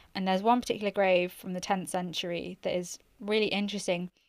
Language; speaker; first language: English; native; English